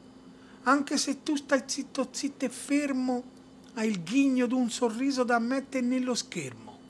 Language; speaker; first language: Italian; native; Italian